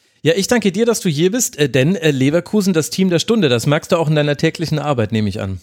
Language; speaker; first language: German; native; German